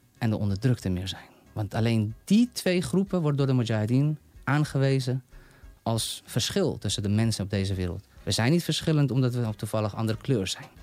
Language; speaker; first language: Dutch; non-native, fluent; Persian